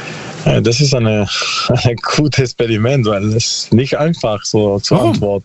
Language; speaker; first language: German; non-native, learner; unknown